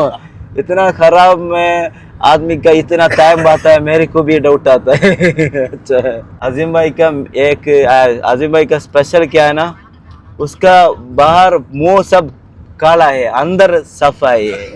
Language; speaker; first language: Hindi; non-native, local second language; Malayalam